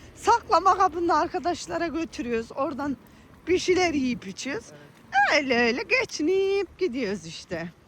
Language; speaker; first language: Turkish; early bilingual, other home language; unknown